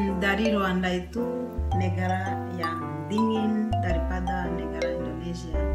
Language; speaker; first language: Indonesian; non-native, learner; Kinyarwanda